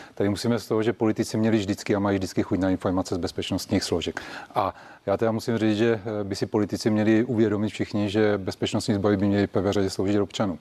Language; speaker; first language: Czech; native; Czech